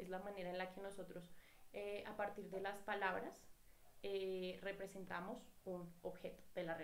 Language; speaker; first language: Spanish; native; Spanish